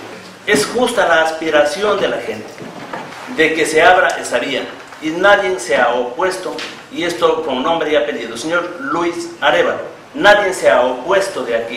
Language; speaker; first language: Spanish; native; Spanish